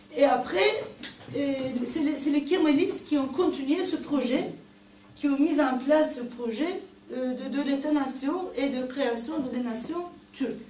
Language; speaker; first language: French; non-native, fluent; Turkish